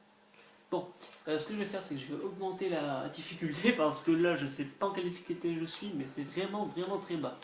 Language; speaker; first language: French; native; French